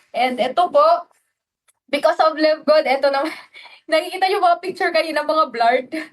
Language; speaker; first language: Filipino; non-native, local second language; Waray